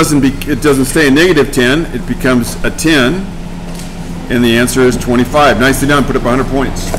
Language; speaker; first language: English; native; English